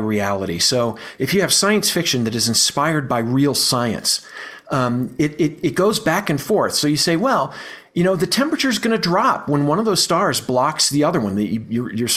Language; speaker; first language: English; native; English